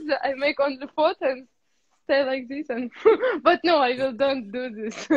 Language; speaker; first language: English; non-native, learner; Russian